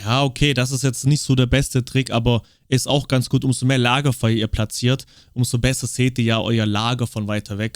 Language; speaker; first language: German; native; German